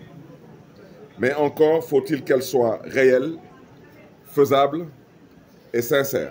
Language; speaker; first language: French; non-native, local second language; Wolof